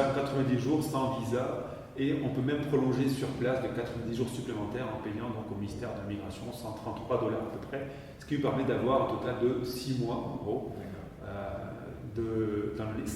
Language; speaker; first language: French; native; French